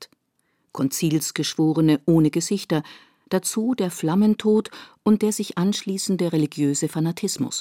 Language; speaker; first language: German; native; German